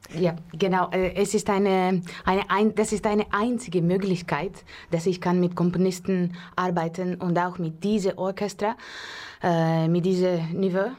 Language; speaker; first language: German; non-native, fluent; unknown